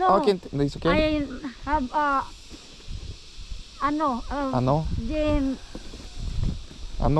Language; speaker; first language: English; non-native, learner; Cebuano